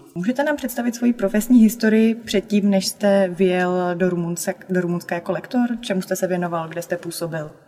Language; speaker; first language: Czech; native; Czech